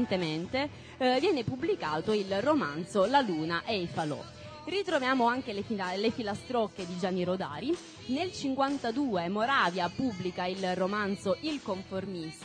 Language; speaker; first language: Italian; native; Italian